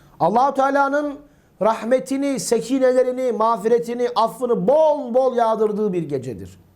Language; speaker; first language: Turkish; native; Turkish